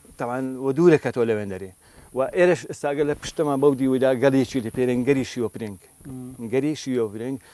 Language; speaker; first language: Central Kurdish; native; Central Kurdish